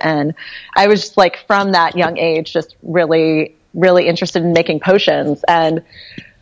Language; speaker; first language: English; native; English